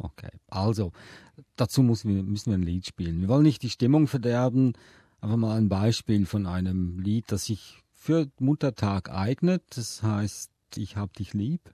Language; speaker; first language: German; native; German